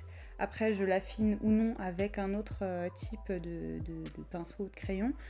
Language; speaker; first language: French; native; French